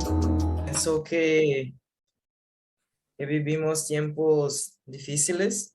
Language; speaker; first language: Spanish; non-native, learner; Portuguese